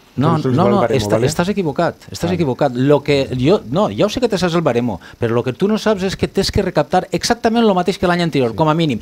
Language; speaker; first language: Catalan; native; Catalan